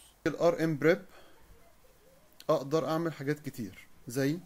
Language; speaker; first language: Arabic; native; Arabic